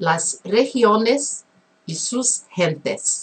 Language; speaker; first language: Spanish; non-native, fluent; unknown